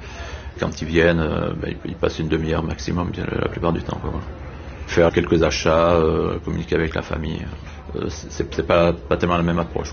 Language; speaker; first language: French; native; French